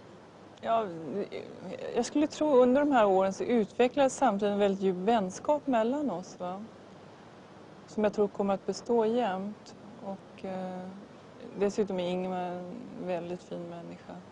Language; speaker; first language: Swedish; native; Swedish